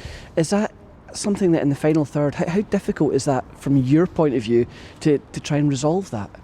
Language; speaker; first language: English; native; English